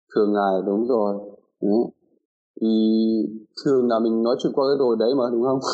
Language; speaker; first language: Vietnamese; non-native, fluent; German